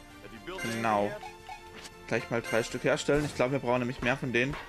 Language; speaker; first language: German; native; German